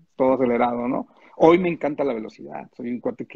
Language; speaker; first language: Spanish; native; Spanish